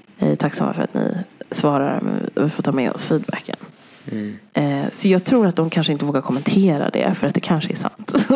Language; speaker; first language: Swedish; early bilingual, other home language; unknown